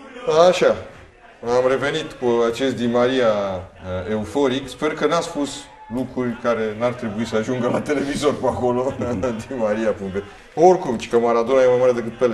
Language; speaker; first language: Romanian; native; Romanian